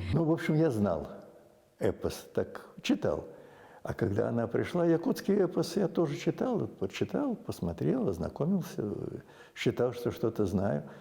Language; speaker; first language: Russian; non-native, local second language; Belarusian